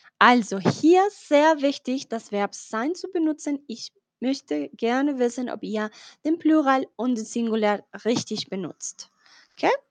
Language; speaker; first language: German; non-native, fluent; Spanish